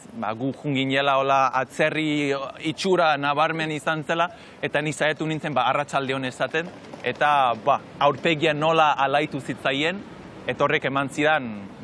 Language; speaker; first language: Basque; non-native, fluent; English